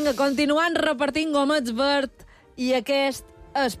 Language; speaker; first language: Catalan; native; Catalan